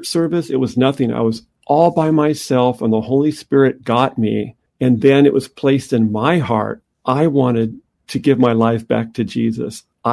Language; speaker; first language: English; native; English